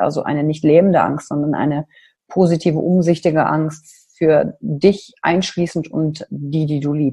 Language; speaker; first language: German; native; German